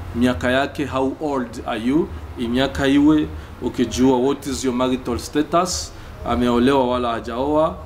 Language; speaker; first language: English; non-native, fluent; Rundi